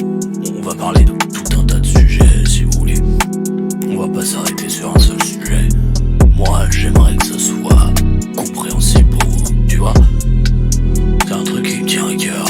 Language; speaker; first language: French; native; French